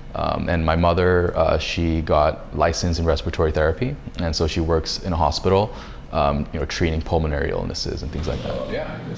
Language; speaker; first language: English; native; English